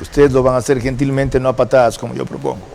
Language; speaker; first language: Spanish; native; Spanish